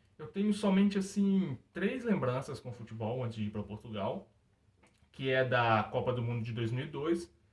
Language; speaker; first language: Portuguese; native; Portuguese